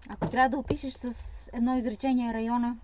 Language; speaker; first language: Bulgarian; native; Bulgarian